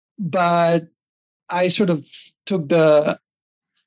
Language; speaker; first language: English; non-native, fluent; Catalan